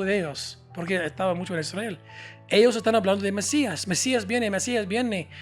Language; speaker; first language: Spanish; non-native, fluent; English